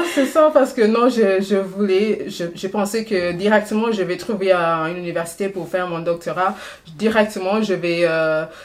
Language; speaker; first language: French; non-native, fluent; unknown